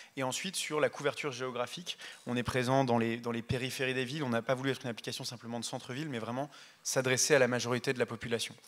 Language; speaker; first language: French; native; French